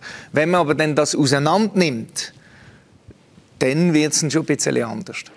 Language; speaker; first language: German; native; German